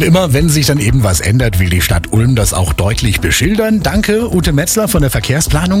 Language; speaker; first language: German; native; German